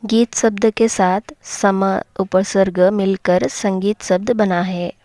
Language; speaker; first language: Hindi; non-native, local second language; Assamese